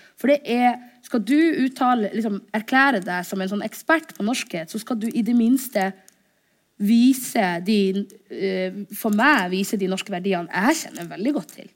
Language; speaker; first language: Norwegian; early bilingual, other home language; Somali